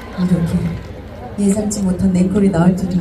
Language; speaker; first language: Korean; native; Korean